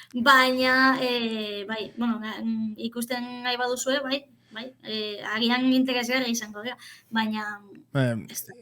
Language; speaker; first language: Basque; non-native, fluent; Catalan